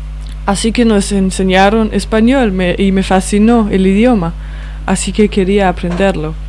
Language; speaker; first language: Spanish; non-native, fluent; Danish